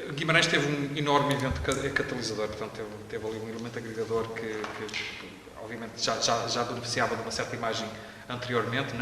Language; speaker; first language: Portuguese; native; Portuguese